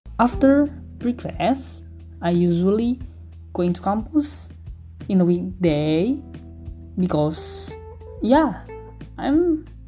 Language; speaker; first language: English; non-native, learner; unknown